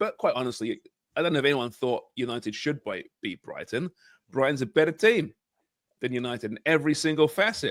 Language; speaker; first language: English; native; English